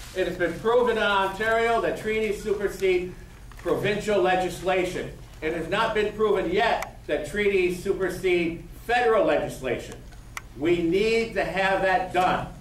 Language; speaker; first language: English; native; English